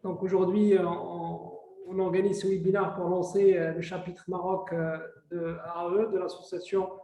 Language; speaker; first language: French; non-native, local second language; Arabic